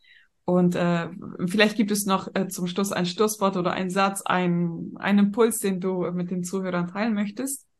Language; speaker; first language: German; native; German